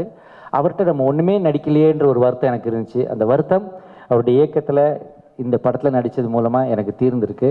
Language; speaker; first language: Tamil; native; Tamil